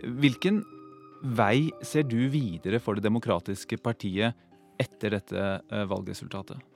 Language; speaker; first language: Norwegian; native; Norwegian